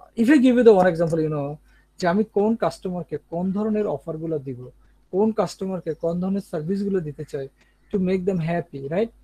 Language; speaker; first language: English; non-native, local second language; Bangla